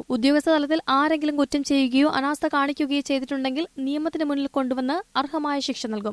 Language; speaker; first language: Malayalam; native; Malayalam